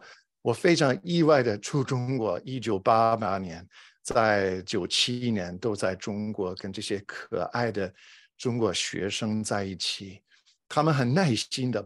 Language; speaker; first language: Chinese; non-native, fluent; English